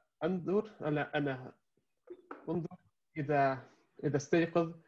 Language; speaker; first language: Arabic; non-native, learner; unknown